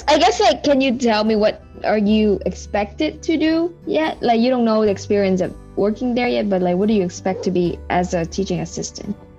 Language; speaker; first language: English; non-native, fluent; Vietnamese